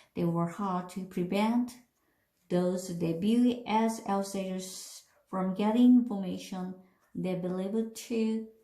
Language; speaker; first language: English; non-native, fluent; Korean